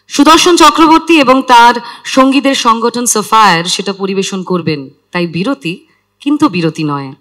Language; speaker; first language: Bangla; native; Bangla